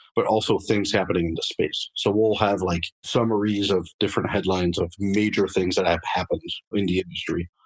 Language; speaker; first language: English; non-native, fluent; French